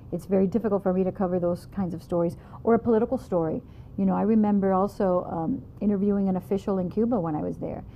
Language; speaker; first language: English; native; English